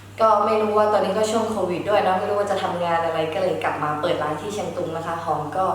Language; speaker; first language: Thai; early bilingual, other home language; Shan